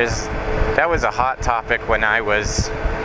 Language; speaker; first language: English; native; English